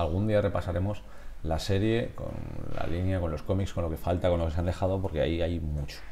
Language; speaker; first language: Spanish; native; Spanish